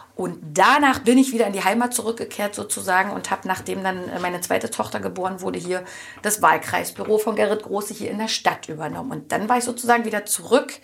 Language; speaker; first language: German; native; German